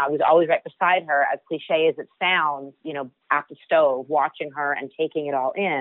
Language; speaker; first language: English; native; English